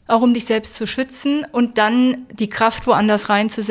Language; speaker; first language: German; native; German